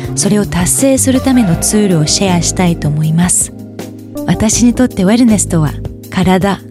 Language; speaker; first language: Japanese; non-native, fluent; French